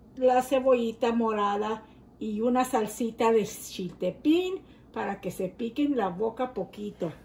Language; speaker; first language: Spanish; early bilingual, other home language; English